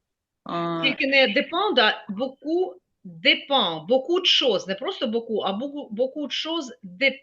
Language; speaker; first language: French; non-native, fluent; Ukrainian